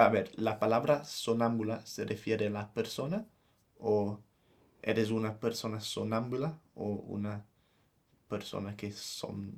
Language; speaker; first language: Spanish; non-native, fluent; English